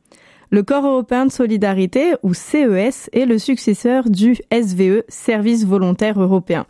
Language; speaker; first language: French; native; French